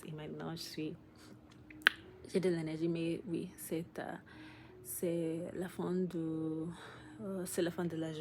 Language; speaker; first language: French; non-native, learner; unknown